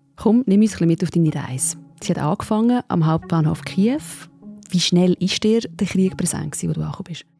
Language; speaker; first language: German; native; German